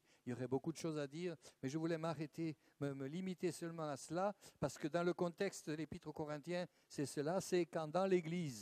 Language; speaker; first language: French; native; French